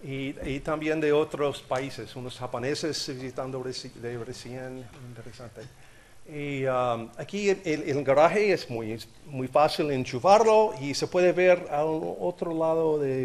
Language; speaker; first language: Spanish; non-native, learner; English